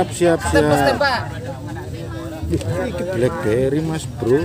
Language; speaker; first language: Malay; non-native, local second language; Javanese